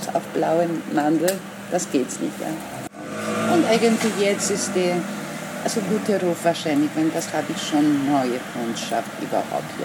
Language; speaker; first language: German; non-native, learner; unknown